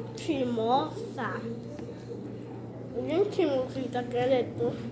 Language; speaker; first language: Spanish; native; Spanish